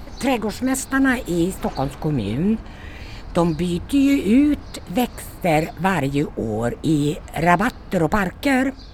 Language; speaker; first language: Swedish; native; Swedish